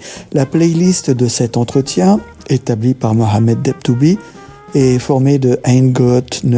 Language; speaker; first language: French; native; French